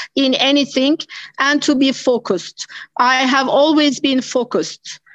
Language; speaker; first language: English; non-native, fluent; Turkish